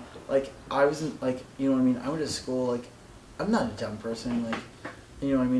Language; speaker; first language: English; native; English